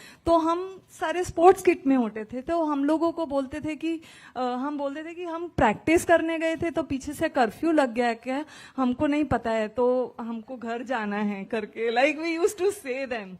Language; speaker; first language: Hindi; non-native, local second language; Punjabi